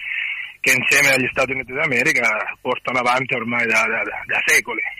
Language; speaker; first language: Italian; native; Italian